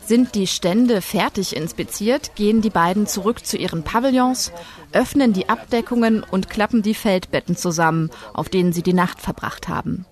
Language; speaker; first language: German; native; German